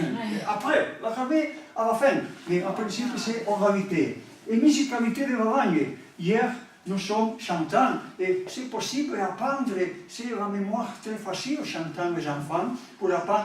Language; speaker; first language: French; non-native, learner; Catalan